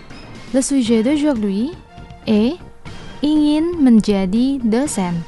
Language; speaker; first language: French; non-native, fluent; Indonesian